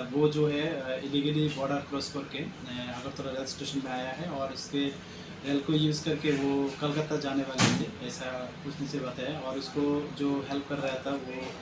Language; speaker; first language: Hindi; non-native, local second language; Bangla